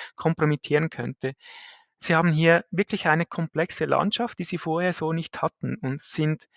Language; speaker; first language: German; native; German